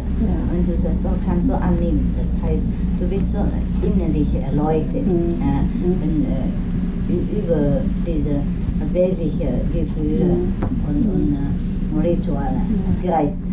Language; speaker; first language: German; non-native, learner; Vietnamese